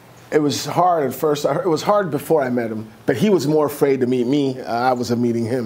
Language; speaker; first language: English; early bilingual, other home language; Spanish